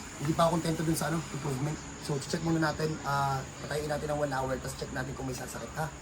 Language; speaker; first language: Filipino; native; Filipino